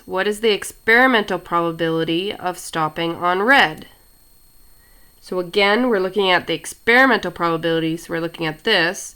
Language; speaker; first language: English; native; English